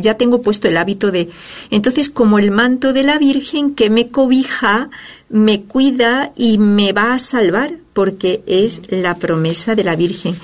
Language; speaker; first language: Spanish; native; Spanish